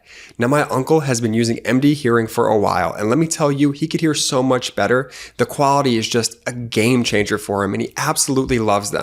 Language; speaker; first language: English; native; English